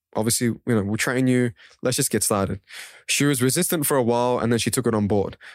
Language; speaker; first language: English; non-native, local second language; Kurdish